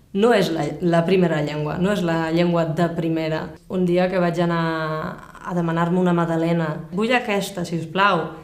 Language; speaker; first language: Catalan; non-native, fluent; German